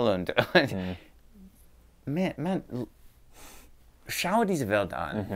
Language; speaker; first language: German; non-native, learner; English